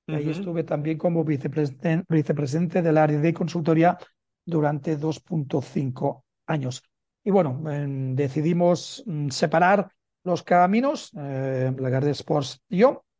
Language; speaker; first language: Spanish; native; Spanish